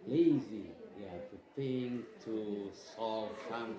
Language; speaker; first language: English; non-native, fluent; Indonesian